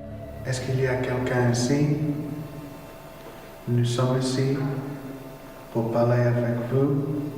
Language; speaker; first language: French; non-native, learner; English